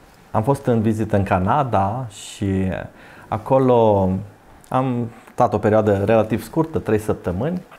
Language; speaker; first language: Romanian; native; Romanian